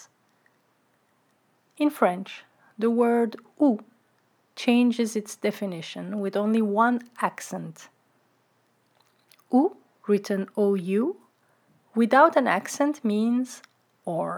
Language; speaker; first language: English; non-native, fluent; Turkish